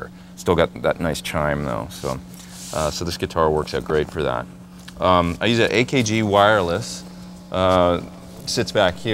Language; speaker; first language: English; native; English